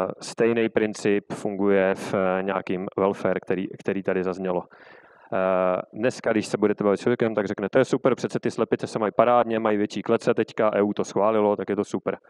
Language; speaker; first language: Czech; native; Czech